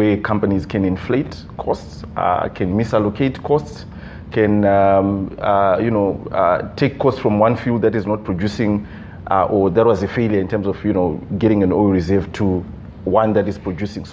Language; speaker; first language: English; non-native, local second language; Shona